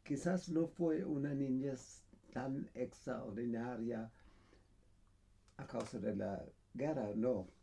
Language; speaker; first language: Spanish; non-native, fluent; German